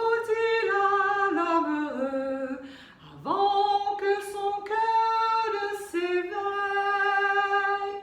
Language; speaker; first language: French; native; French